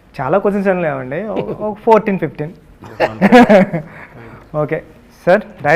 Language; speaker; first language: Telugu; native; Telugu